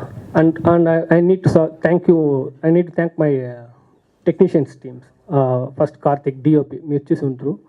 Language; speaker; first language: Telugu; non-native, learner; Tamil